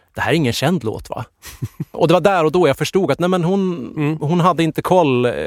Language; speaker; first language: Swedish; native; Swedish